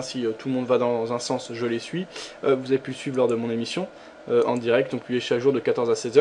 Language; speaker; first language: French; native; French